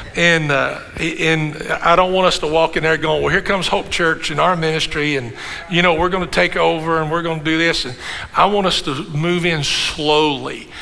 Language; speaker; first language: English; native; English